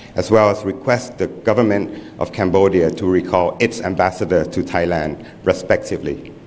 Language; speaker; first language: English; non-native, fluent; Thai